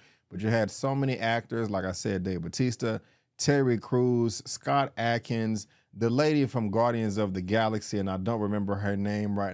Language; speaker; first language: English; native; English